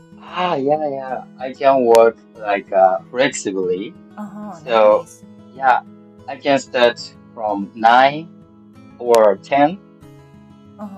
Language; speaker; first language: English; non-native, learner; Japanese